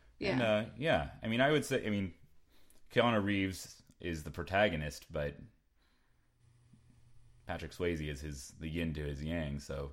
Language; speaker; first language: English; native; English